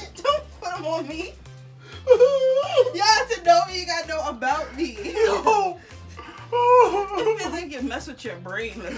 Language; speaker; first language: English; native; English